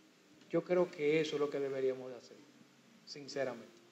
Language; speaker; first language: Spanish; native; Spanish